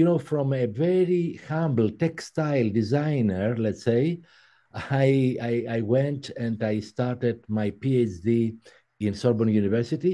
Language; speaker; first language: English; non-native, fluent; Greek